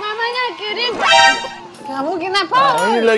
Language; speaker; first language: Indonesian; non-native, learner; Russian